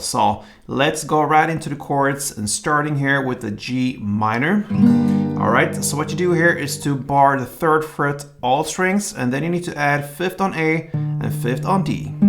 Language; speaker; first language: English; non-native, fluent; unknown